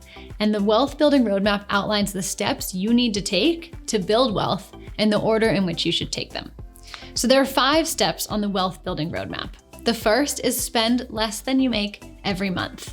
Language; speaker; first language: English; native; English